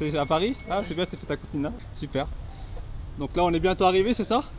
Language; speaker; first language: French; native; French